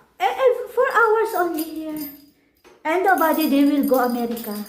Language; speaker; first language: English; non-native, learner; Filipino